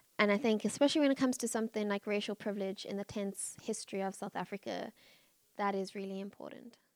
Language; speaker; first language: English; native; English